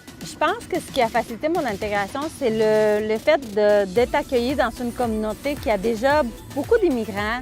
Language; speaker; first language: French; non-native, fluent; Spanish